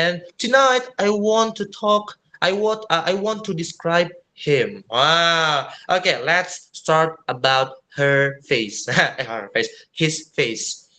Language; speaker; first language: English; non-native, fluent; Indonesian